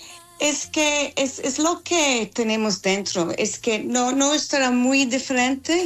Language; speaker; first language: Spanish; non-native, fluent; English